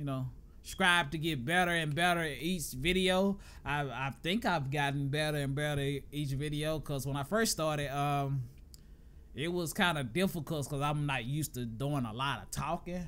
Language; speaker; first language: English; native; English